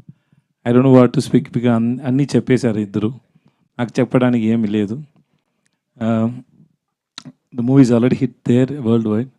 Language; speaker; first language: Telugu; non-native, learner; Tamil